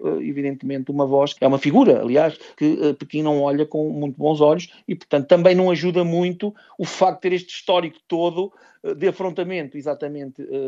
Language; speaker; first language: Portuguese; native; Portuguese